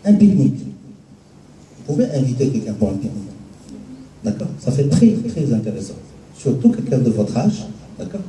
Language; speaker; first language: French; non-native, local second language; Arabic